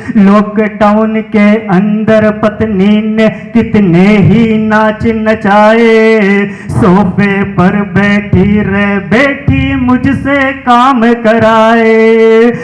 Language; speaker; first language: Hindi; native; Hindi